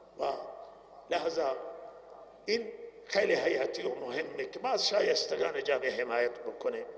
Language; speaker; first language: Persian; non-native, local second language; Baluchi